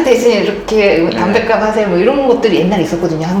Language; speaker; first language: Korean; native; Korean